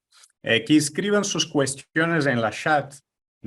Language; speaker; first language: Spanish; non-native, fluent; Portuguese